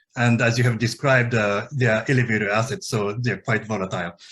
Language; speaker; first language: English; non-native, fluent; Japanese